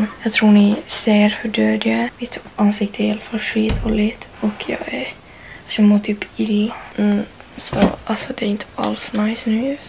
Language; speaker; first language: Swedish; native; Swedish